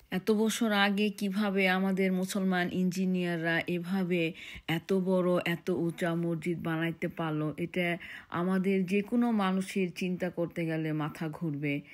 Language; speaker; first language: Bangla; early bilingual, heritage; Bangla